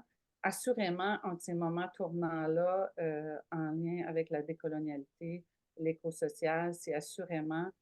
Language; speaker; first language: French; native; French